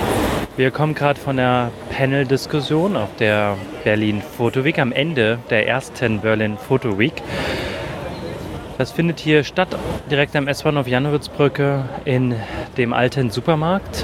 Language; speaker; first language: German; native; German